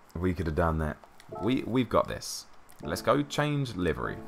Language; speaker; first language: English; native; English